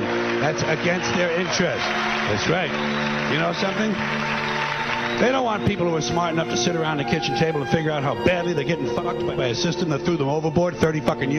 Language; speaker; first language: English; native; English